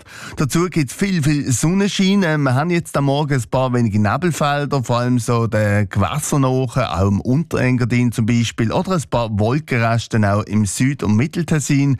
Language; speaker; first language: German; native; German